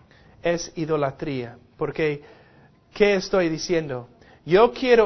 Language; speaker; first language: Spanish; non-native, fluent; English